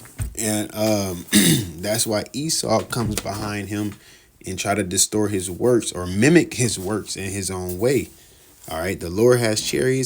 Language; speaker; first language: English; native; English